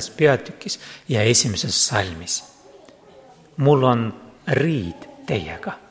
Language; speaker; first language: Estonian; non-native, local second language; Russian